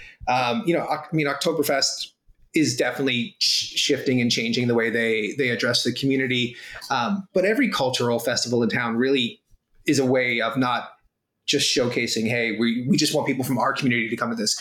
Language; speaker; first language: English; native; English